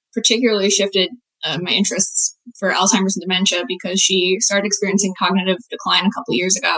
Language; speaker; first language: English; native; English